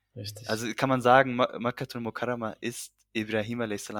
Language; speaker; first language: German; early bilingual, heritage; Urdu